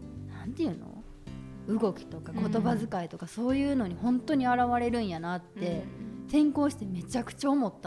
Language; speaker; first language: Japanese; native; Japanese